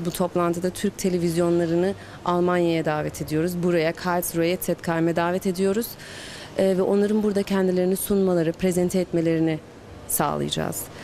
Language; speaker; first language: Turkish; early bilingual, heritage; Turkish